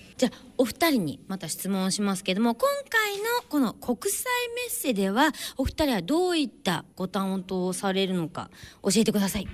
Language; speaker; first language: Japanese; native; Japanese